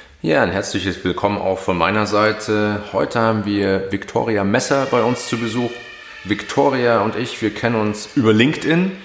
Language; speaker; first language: German; native; German